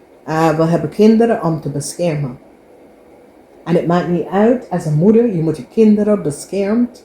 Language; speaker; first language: Dutch; non-native, fluent; English